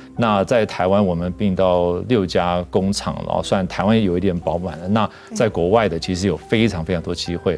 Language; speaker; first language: Chinese; non-native, fluent; English